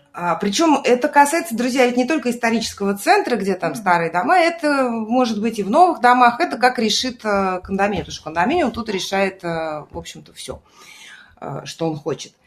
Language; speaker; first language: Russian; native; Russian